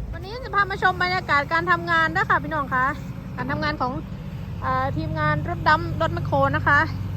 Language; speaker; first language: Thai; non-native, local second language; Northeastern Thai